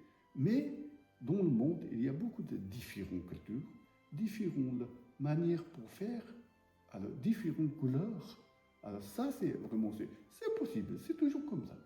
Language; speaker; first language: French; non-native, learner; Tibetan